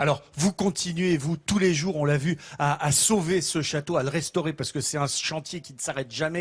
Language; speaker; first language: French; native; French